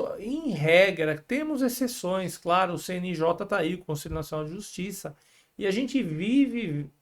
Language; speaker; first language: Portuguese; native; Portuguese